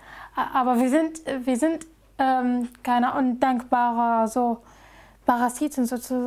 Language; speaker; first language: German; non-native, fluent; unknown